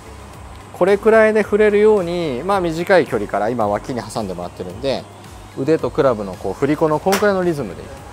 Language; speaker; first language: Japanese; native; Japanese